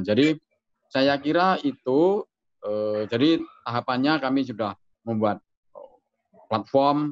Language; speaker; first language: Indonesian; native; Indonesian